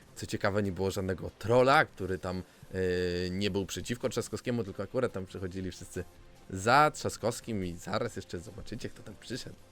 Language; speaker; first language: Polish; native; Polish